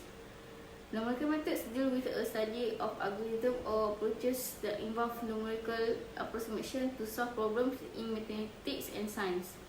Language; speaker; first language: English; non-native, local second language; Malay